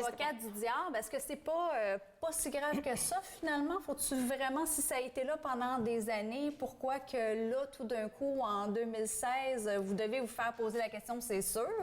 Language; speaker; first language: French; native; French